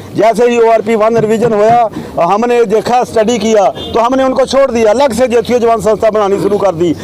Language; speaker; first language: Hindi; non-native, local second language; Punjabi